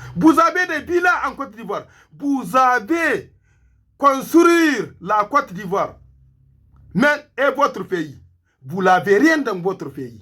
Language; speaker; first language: French; non-native, local second language; Hausa